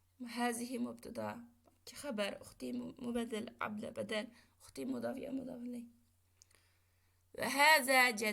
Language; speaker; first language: Arabic; non-native, fluent; Uyghur